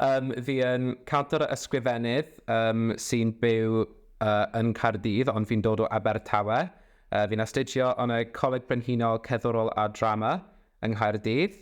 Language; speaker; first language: Welsh; non-native, local second language; English